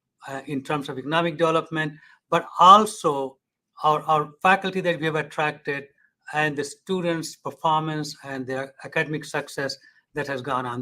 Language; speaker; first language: English; non-native, fluent; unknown